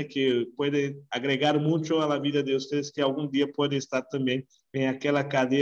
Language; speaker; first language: Spanish; non-native, learner; Portuguese